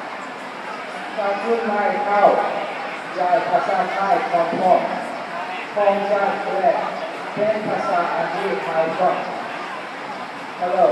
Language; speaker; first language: Thai; non-native, learner; English